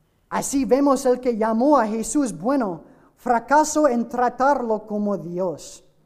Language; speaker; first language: Spanish; non-native, learner; English